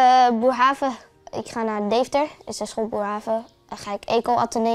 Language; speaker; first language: Dutch; early bilingual, other home language; Arabic